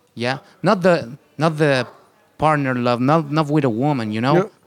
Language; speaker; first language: English; non-native, fluent; Spanish